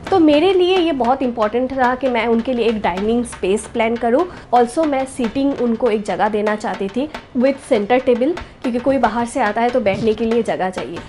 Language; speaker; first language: Hindi; non-native, local second language; Bangla